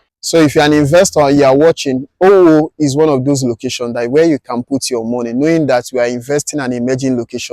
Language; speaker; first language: English; non-native, local second language; Igbo